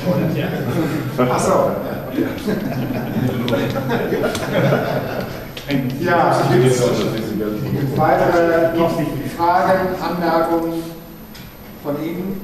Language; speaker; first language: German; native; German